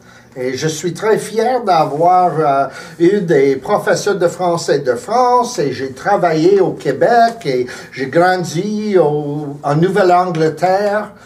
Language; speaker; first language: French; early bilingual, heritage; English